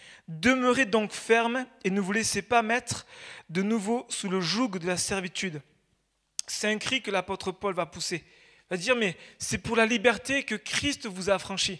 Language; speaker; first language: French; native; French